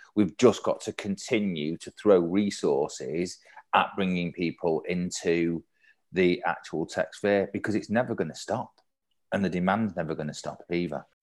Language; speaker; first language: English; native; English